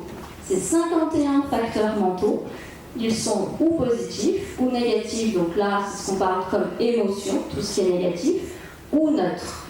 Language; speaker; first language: French; native; French